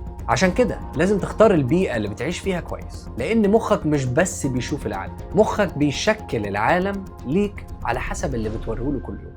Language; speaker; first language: Arabic; native; Arabic